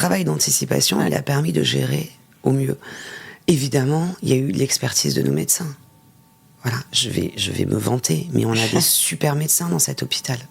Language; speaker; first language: French; native; French